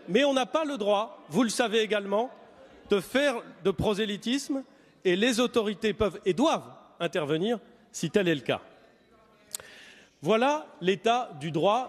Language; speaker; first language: French; native; French